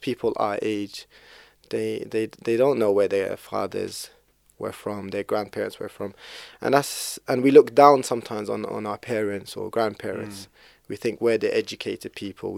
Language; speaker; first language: English; native; English